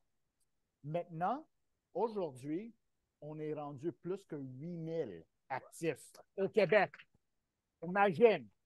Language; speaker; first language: French; non-native, local second language; Italian